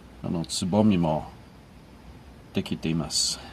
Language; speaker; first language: Japanese; non-native, learner; English